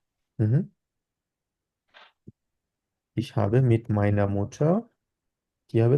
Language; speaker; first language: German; non-native, fluent; Bangla